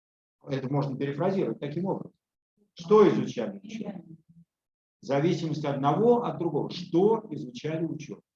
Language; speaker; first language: Russian; native; Russian